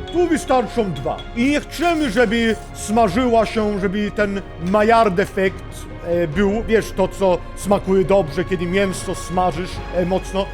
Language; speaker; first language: Polish; non-native, learner; Swedish